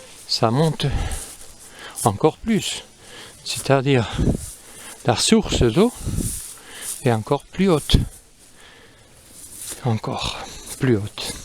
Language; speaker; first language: French; non-native, fluent; Spanish